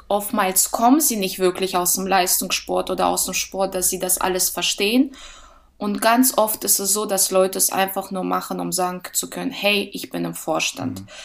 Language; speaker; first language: German; early bilingual, other home language; Russian